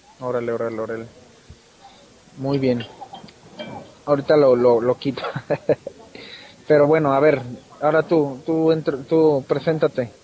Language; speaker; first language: Spanish; native; Spanish